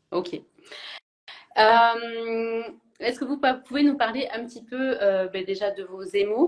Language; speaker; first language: French; native; French